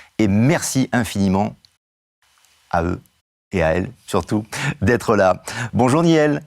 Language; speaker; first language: French; native; French